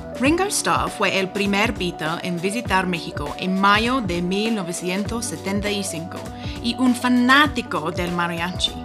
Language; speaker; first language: Spanish; non-native, fluent; English